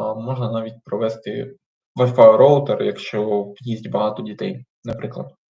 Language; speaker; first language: Ukrainian; non-native, local second language; Russian